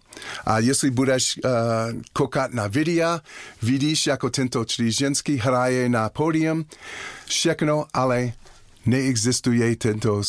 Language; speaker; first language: Czech; non-native, learner; English